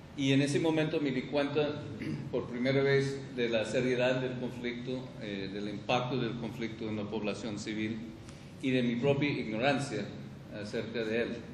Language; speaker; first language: Spanish; non-native, fluent; English